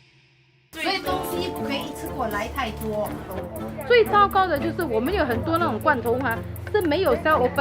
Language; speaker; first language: Chinese; native; Chinese